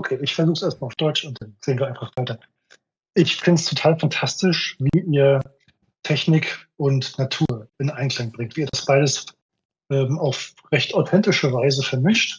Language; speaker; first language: German; native; German